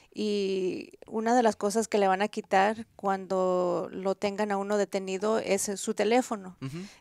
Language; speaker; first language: Spanish; early bilingual, heritage; Spanish